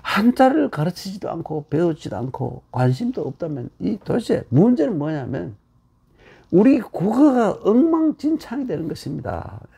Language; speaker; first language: Korean; native; Korean